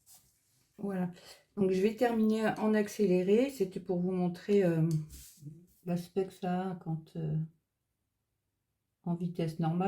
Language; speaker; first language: French; native; French